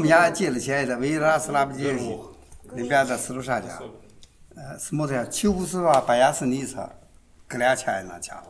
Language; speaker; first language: Russian; non-native, learner; Chinese